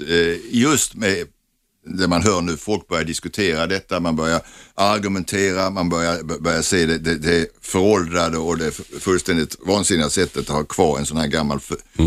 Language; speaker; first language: Swedish; native; Swedish